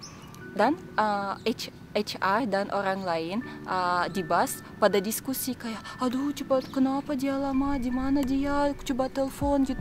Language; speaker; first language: Indonesian; non-native, fluent; Russian